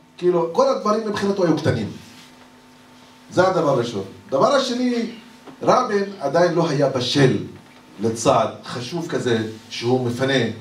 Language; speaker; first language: Hebrew; non-native, local second language; Arabic